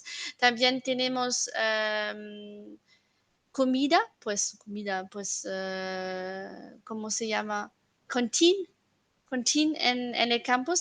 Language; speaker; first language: Spanish; non-native, fluent; French